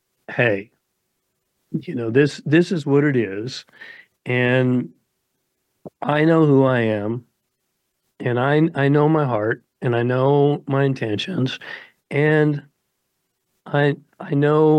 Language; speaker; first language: English; native; English